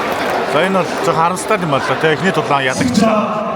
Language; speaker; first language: Mongolian; native; Mongolian